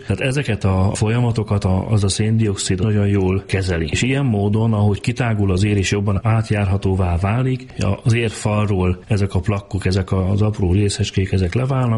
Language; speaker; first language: Hungarian; native; Hungarian